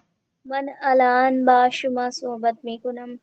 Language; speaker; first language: Persian; non-native, learner; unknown